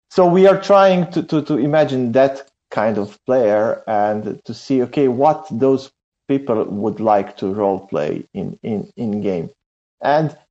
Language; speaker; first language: English; non-native, fluent; Serbian